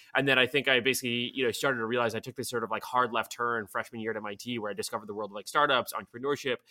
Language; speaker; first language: English; non-native, fluent; Bulgarian